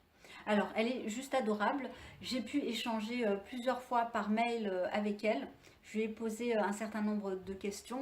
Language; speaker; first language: French; native; French